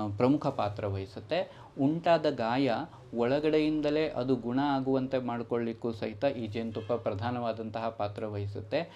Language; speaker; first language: Kannada; native; Kannada